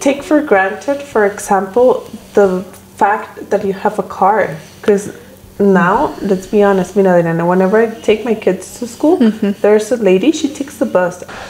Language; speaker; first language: English; early bilingual, other home language; Spanish